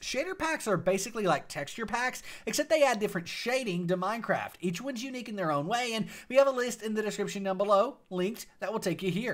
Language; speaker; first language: English; native; English